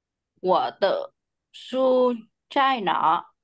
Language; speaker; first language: Chinese; non-native, learner; Vietnamese